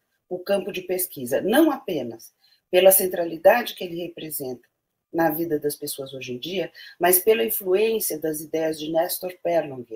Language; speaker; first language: Portuguese; native; Portuguese